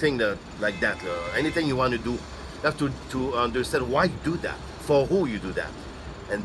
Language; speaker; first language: English; non-native, learner; French